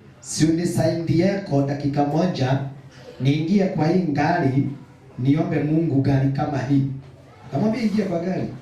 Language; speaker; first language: Swahili; non-native, local second language; Kikuyu